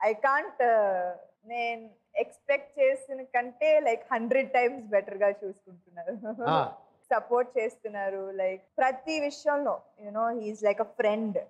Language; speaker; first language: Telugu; non-native, local second language; Tamil